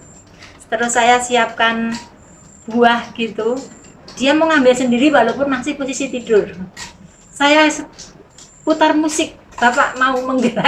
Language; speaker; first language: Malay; non-native, local second language; Javanese